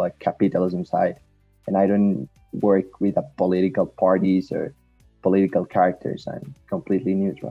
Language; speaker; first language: English; non-native, learner; Spanish